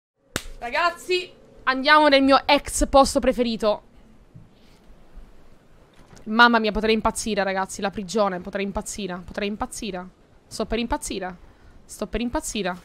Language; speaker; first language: Italian; native; Italian